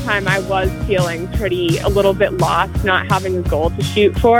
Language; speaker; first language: English; native; English